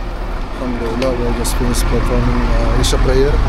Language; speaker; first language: English; non-native, local second language; Filipino